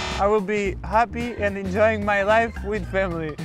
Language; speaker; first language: English; non-native, learner; Portuguese